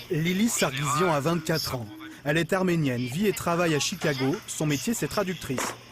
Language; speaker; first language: French; native; French